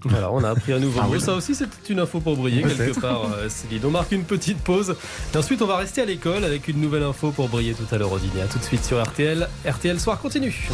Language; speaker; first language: French; native; French